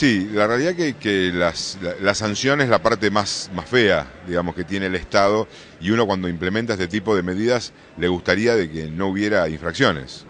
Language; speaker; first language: Spanish; native; Spanish